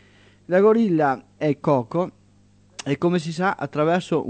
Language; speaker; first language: Italian; native; Italian